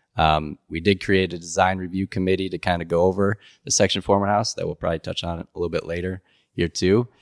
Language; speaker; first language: English; native; English